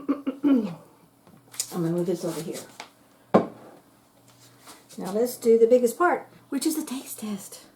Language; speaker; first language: English; native; English